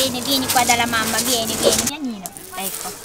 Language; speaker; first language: Italian; native; Italian